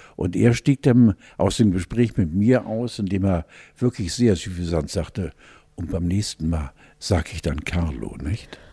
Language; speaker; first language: German; native; German